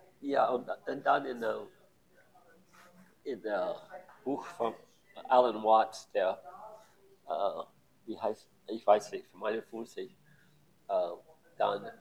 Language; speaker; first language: German; non-native, learner; English